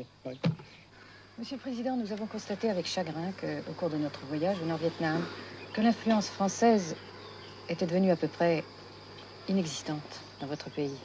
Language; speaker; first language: French; native; French